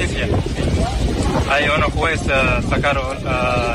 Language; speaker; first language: Spanish; non-native, learner; Arabic